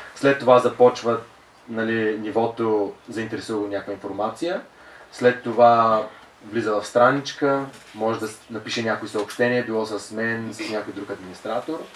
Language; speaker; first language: Bulgarian; native; Bulgarian